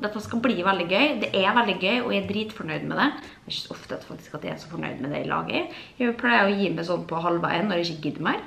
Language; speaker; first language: Norwegian; native; Norwegian